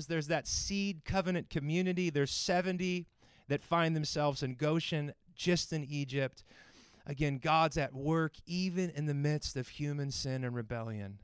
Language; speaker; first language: English; native; English